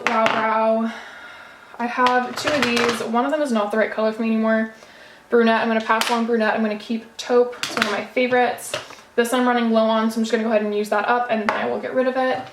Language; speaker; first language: English; native; English